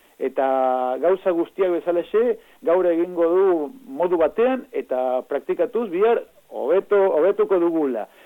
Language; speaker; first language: Basque; non-native, fluent; Spanish